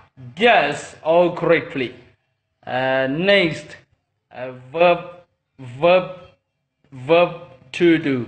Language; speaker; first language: English; non-native, learner; Thai